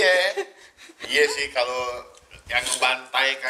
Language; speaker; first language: Indonesian; native; Indonesian